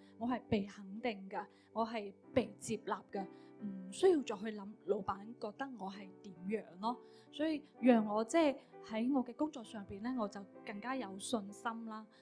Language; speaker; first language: Cantonese; early bilingual, other home language; Min Nan Chinese